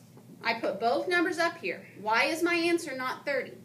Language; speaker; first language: English; native; English